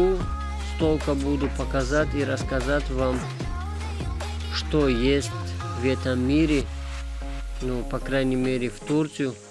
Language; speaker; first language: Russian; non-native, fluent; Tajik